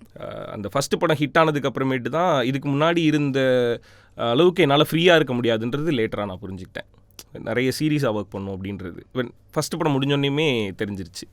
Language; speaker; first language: Tamil; native; Tamil